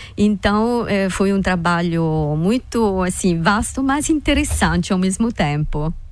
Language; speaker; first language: Portuguese; non-native, fluent; Italian